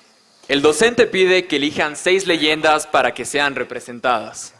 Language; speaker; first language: Spanish; native; Spanish